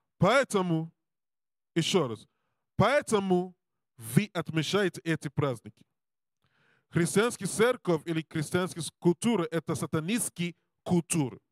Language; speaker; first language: Russian; non-native, learner; Serbian